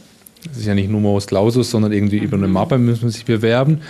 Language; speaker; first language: German; native; German